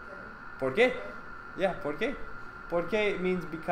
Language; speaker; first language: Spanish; non-native, fluent; English